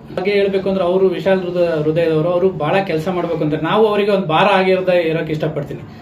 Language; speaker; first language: Kannada; native; Kannada